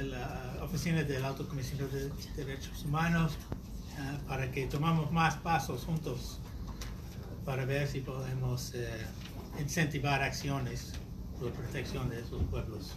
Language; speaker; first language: Spanish; non-native, fluent; English